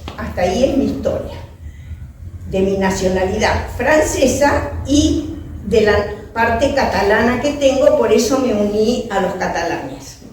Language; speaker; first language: Spanish; early bilingual, other home language; French